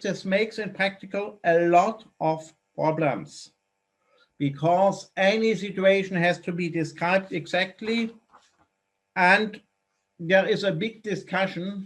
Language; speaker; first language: English; non-native, fluent; German